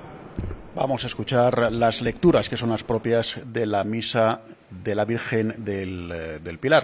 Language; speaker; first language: Spanish; native; Spanish